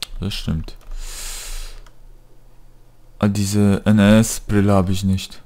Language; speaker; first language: German; non-native, fluent; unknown